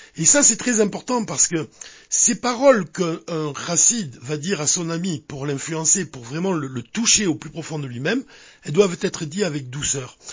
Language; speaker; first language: French; native; French